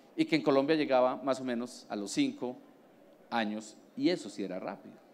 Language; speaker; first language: Spanish; native; Spanish